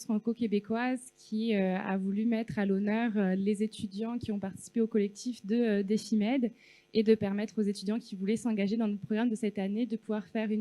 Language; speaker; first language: French; native; French